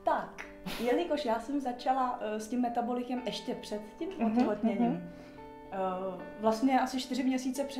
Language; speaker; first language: Czech; native; Czech